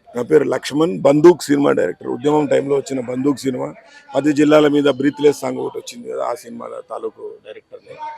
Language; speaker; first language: Telugu; native; Telugu